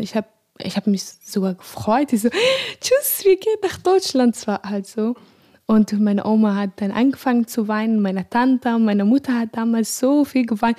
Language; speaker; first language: German; non-native, fluent; Arabic